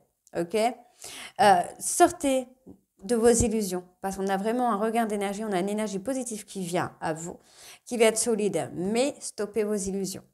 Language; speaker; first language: French; native; French